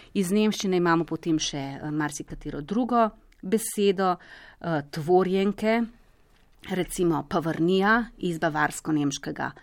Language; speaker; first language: Slovenian; native; Slovenian